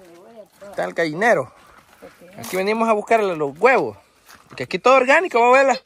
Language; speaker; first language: Spanish; native; Spanish